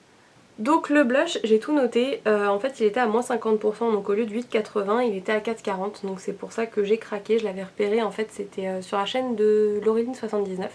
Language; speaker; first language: French; native; French